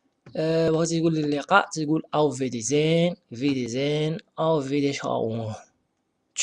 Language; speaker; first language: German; non-native, fluent; Arabic